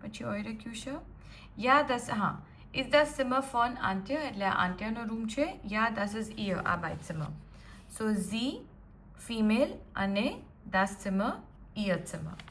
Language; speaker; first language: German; non-native, fluent; Gujarati